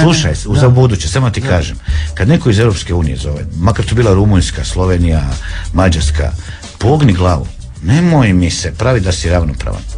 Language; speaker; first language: Croatian; native; Croatian